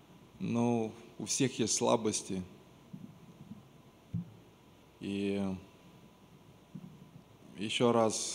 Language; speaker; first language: Russian; non-native, local second language; Romanian